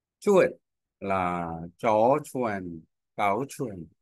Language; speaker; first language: Vietnamese; non-native, learner; Korean